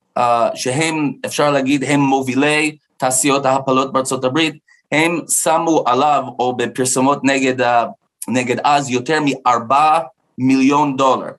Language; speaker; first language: Hebrew; non-native, fluent; English